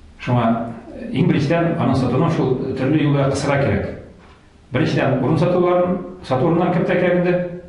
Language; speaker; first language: Tatar; native; Tatar